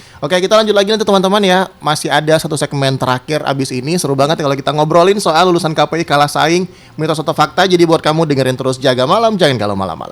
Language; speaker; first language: Indonesian; native; Indonesian